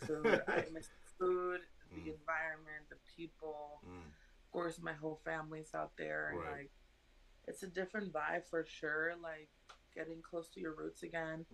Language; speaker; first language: English; early bilingual, other home language; Spanish